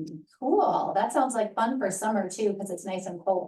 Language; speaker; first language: English; native; English